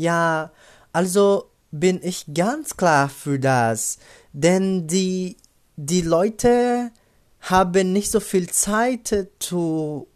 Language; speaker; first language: German; non-native, learner; Portuguese